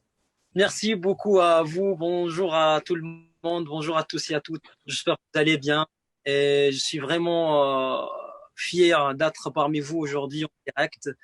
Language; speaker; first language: French; non-native, fluent; Arabic